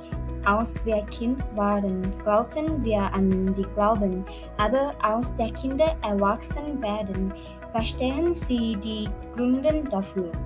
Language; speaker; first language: German; non-native, learner; Thai